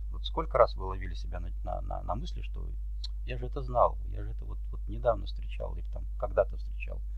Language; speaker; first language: Russian; native; Russian